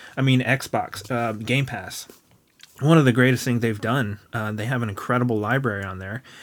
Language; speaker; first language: English; native; English